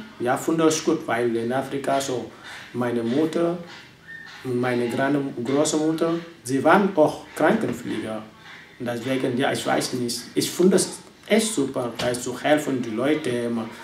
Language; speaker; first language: German; non-native, learner; French